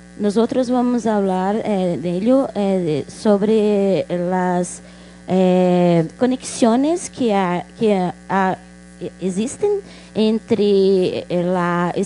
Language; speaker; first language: Portuguese; non-native, local second language; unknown